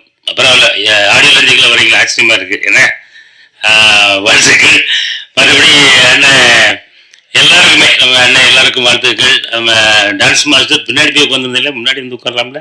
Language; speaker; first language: Tamil; native; Tamil